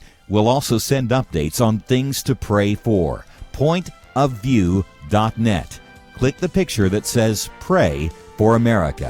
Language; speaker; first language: English; native; English